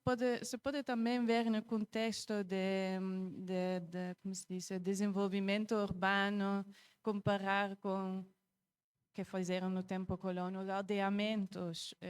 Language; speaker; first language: Portuguese; non-native, fluent; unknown